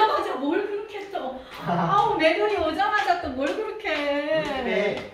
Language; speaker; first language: Korean; native; Korean